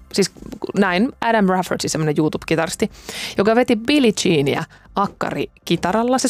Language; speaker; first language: Finnish; native; Finnish